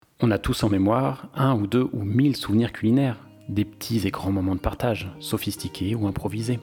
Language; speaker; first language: French; native; French